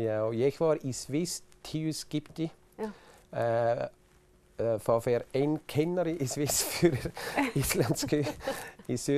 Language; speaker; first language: Icelandic; non-native, learner; German